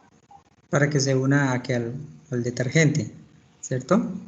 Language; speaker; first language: Spanish; native; Spanish